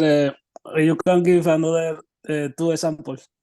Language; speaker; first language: English; non-native, learner; Spanish